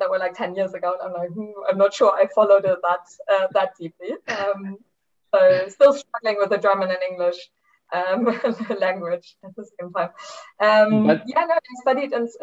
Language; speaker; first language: English; non-native, fluent; German